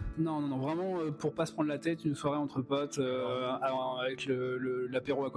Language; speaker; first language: French; native; French